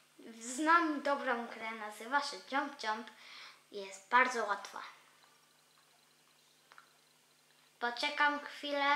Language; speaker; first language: Polish; early bilingual, heritage; Polish